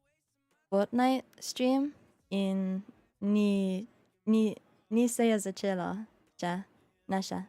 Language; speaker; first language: Slovenian; early bilingual, heritage; Slovenian